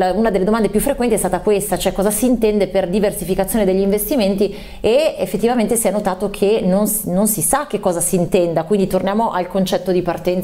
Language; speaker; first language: Italian; native; Italian